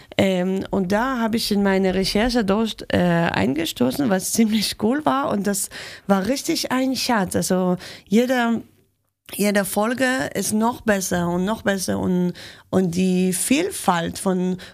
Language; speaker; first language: German; non-native, learner; Hebrew